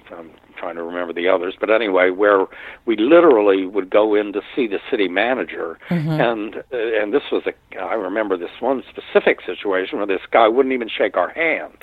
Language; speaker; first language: English; native; English